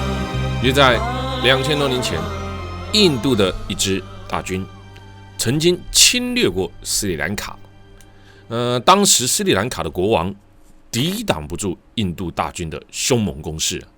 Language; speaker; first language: Chinese; native; Chinese